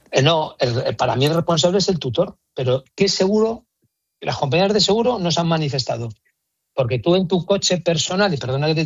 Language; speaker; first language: Spanish; native; Spanish